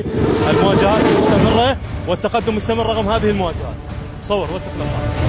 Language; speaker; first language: Arabic; native; Arabic